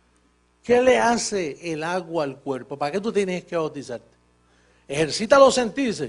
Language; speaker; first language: Spanish; native; Spanish